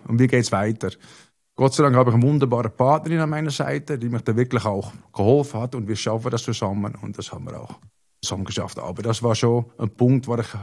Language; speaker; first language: German; non-native, fluent; Dutch